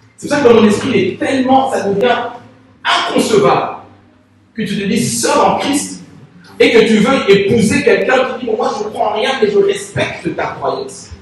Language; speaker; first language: French; non-native, local second language; Lingala